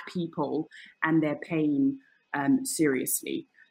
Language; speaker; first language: English; native; English